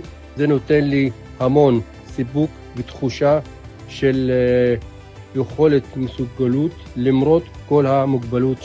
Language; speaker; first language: Hebrew; non-native, local second language; Arabic